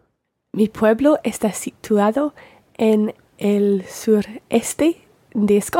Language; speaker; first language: Spanish; non-native, learner; English